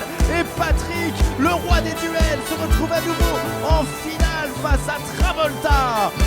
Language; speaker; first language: French; native; French